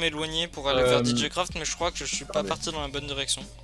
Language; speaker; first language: French; native; French